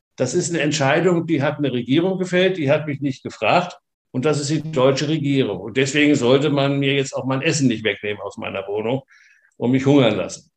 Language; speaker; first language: German; native; German